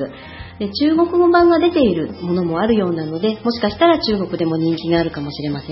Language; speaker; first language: Japanese; native; Japanese